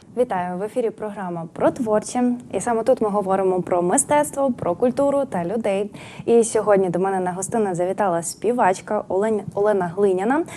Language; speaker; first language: Ukrainian; native; Ukrainian